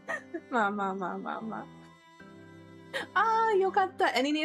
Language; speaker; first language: Japanese; non-native, learner; English